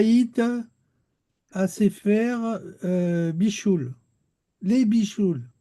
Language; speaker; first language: Hebrew; non-native, learner; French